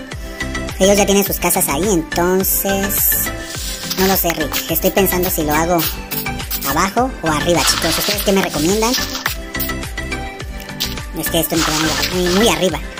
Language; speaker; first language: Spanish; native; Spanish